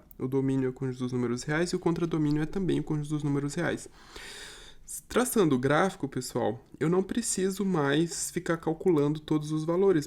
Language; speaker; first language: Portuguese; native; Portuguese